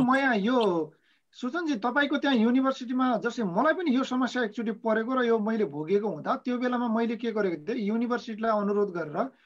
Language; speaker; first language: Nepali; native; Nepali